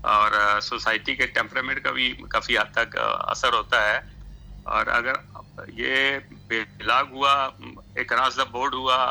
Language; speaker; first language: Urdu; non-native, local second language; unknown